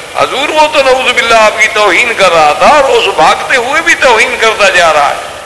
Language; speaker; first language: Urdu; native; Urdu